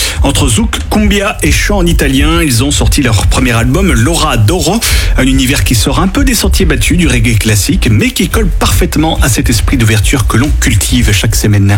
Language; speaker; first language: French; native; French